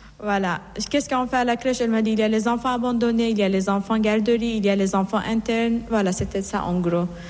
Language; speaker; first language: French; non-native, fluent; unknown